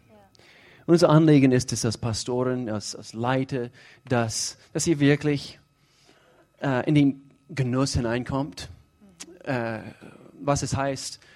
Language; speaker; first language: German; non-native, fluent; English